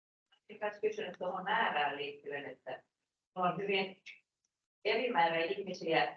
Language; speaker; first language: Finnish; native; Finnish